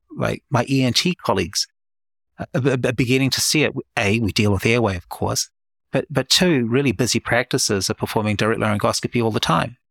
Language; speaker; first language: English; native; English